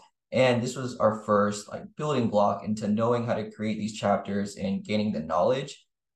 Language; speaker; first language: English; native; English